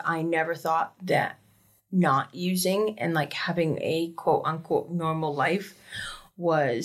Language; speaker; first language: English; native; English